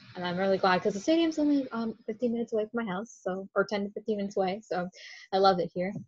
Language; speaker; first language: English; native; English